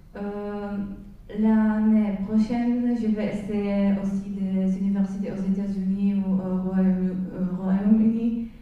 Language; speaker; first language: French; non-native, fluent; Czech